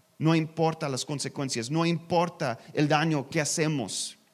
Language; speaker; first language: Spanish; non-native, learner; English